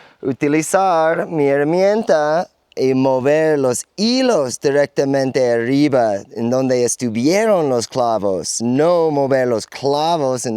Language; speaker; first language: Spanish; non-native, learner; English